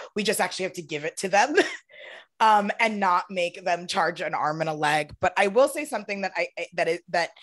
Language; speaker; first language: English; native; English